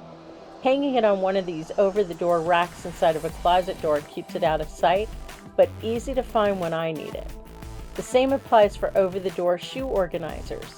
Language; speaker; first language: English; native; English